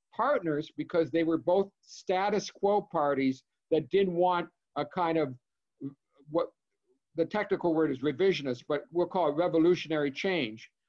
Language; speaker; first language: English; native; English